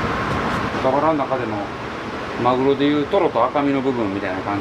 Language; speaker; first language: Japanese; native; Japanese